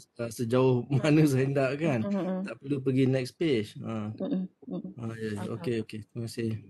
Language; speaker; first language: Malay; native; Malay